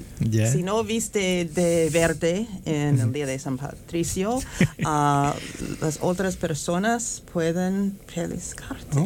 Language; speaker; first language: Spanish; non-native, fluent; English